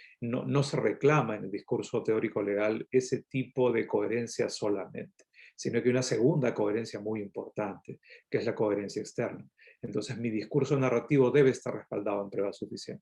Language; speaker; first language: Spanish; native; Spanish